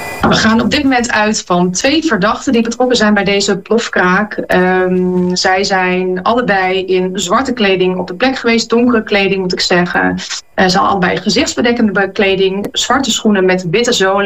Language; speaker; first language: Dutch; native; Dutch